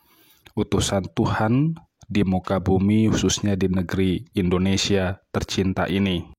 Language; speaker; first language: Indonesian; native; Indonesian